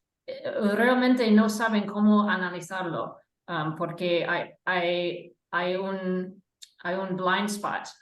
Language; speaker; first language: Spanish; non-native, fluent; English